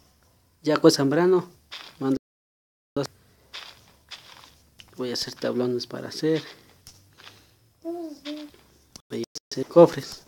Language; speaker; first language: Spanish; native; Spanish